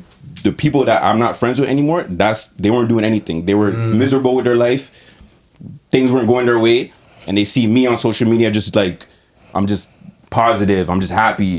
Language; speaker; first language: English; native; English